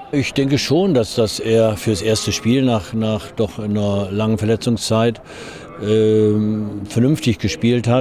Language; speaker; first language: German; native; German